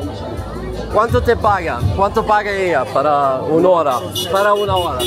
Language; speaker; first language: Spanish; non-native, fluent; Swedish